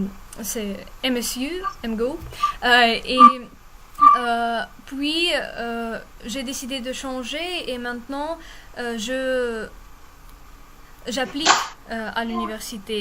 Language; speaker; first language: French; non-native, fluent; Russian